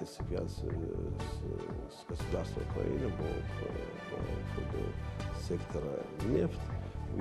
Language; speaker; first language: Russian; non-native, learner; Arabic